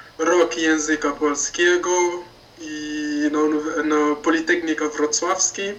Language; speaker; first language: Polish; non-native, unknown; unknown